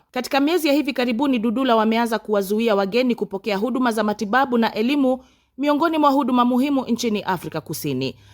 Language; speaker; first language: Swahili; non-native, local second language; Kikuyu